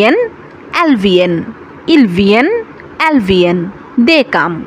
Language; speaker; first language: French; non-native, learner; Bangla